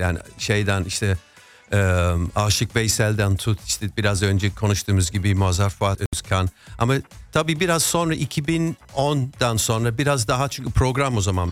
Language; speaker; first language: Turkish; non-native, fluent; English